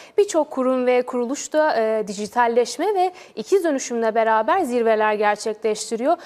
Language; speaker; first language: Turkish; native; Turkish